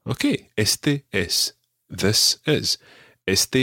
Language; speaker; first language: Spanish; non-native, fluent; English